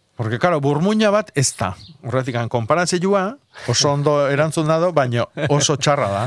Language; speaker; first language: Basque; native; Basque